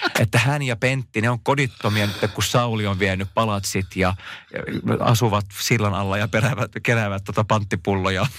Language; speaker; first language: Finnish; non-native, local second language; Swedish